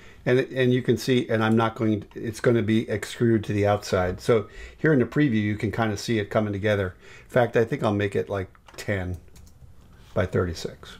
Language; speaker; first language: English; native; English